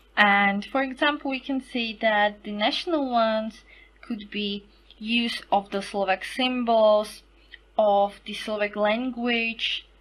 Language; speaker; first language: English; non-native, fluent; Slovak